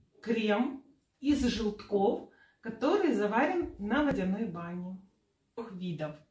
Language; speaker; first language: Russian; native; Russian